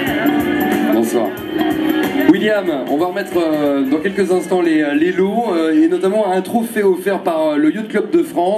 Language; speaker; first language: French; native; French